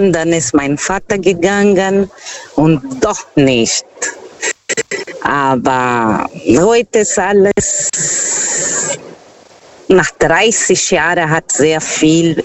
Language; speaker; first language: German; non-native, learner; Portuguese